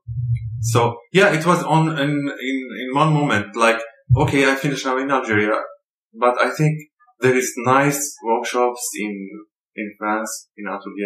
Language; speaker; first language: English; non-native, learner; Arabic